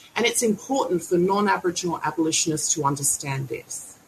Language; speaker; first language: English; native; English